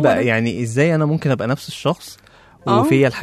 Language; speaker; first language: Arabic; native; Arabic